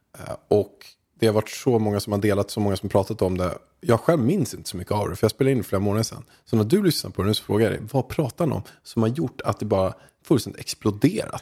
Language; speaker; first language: Swedish; native; Swedish